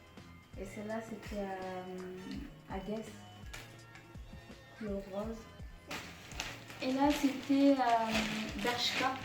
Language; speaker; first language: French; non-native, fluent; Arabic